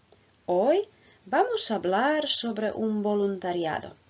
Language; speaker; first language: Spanish; non-native, fluent; Croatian